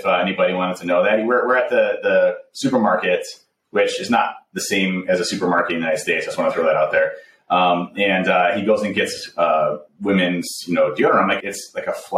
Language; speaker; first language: English; native; English